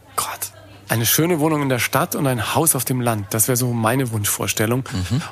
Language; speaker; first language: German; native; German